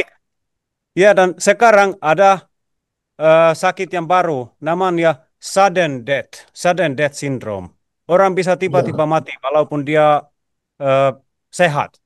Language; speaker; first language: Indonesian; non-native, fluent; Finnish